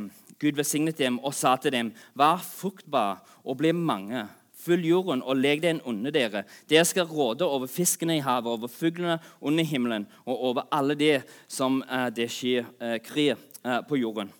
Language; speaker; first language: Norwegian; non-native, fluent; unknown